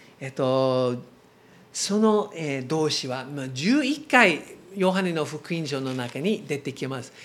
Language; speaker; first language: Japanese; non-native, learner; English